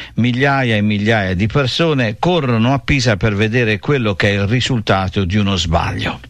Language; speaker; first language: Italian; native; Italian